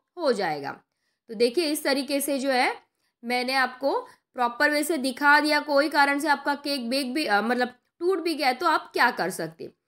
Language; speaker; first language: Hindi; non-native, local second language; Marathi